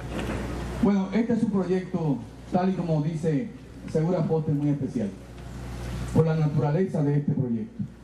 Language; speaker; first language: Spanish; native; Spanish